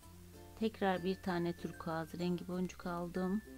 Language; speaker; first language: Turkish; native; Turkish